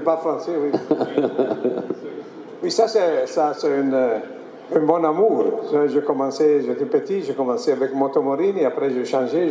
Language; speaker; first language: French; non-native, fluent; Italian